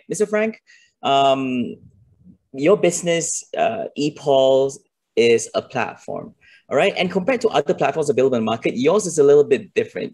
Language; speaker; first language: English; non-native, local second language; Malay